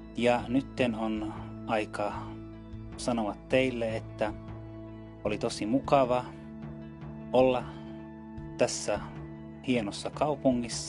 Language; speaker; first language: Finnish; non-native, fluent; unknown